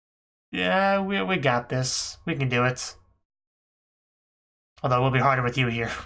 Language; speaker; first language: English; native; English